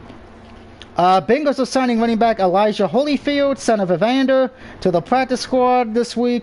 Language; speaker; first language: English; native; English